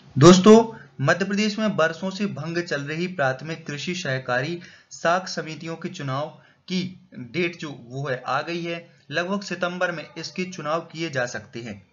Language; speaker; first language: Hindi; native; Hindi